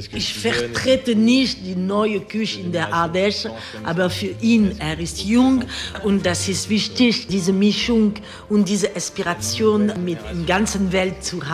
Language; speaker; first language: German; non-native, fluent; French